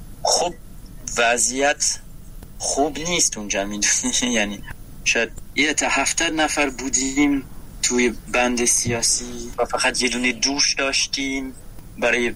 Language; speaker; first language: Persian; non-native, learner; French